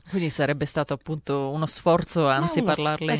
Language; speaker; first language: Italian; native; Italian